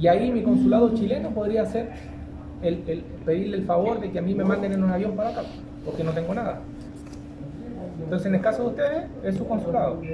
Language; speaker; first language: Spanish; native; Spanish